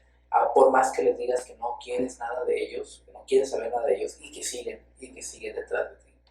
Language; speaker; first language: Spanish; native; Spanish